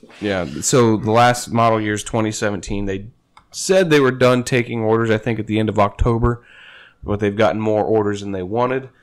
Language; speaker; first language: English; native; English